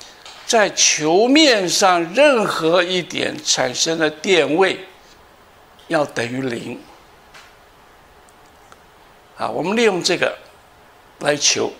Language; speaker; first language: Chinese; native; Chinese